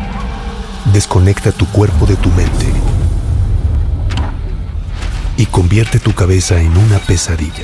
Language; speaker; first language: Spanish; native; Spanish